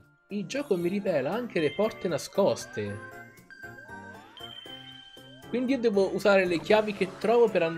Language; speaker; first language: Italian; native; Italian